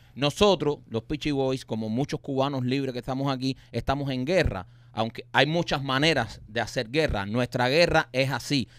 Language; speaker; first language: Spanish; native; Spanish